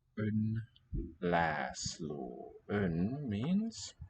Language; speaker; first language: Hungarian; non-native, learner; English